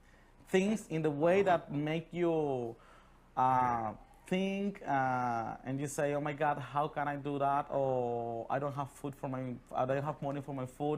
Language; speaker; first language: English; non-native, learner; Spanish